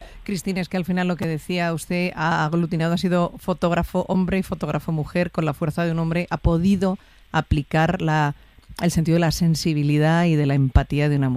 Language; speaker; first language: Spanish; native; Spanish